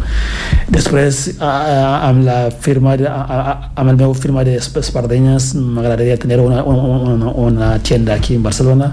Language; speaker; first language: Catalan; non-native, fluent; Fula